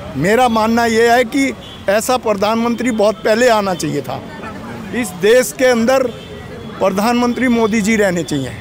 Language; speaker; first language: Hindi; native; Hindi